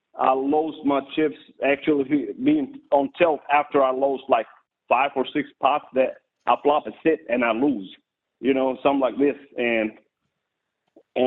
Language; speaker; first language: English; non-native, fluent; Arabic